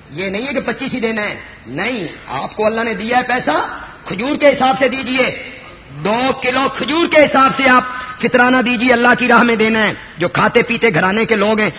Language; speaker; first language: Urdu; non-native, local second language; Punjabi